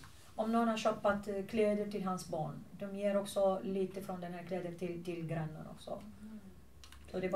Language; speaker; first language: Swedish; non-native, fluent; Arabic